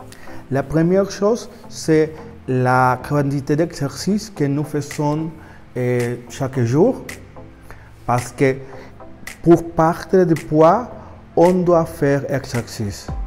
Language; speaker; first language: French; non-native, learner; Spanish